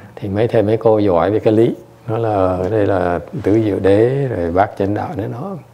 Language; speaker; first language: Vietnamese; early bilingual, heritage; Vietnamese